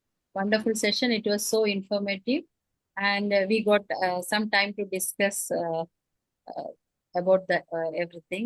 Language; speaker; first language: English; non-native, local second language; Malayalam